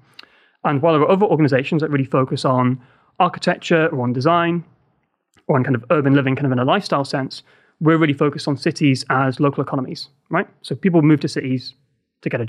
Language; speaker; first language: English; native; English